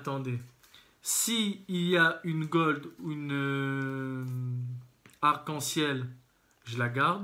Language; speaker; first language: French; native; French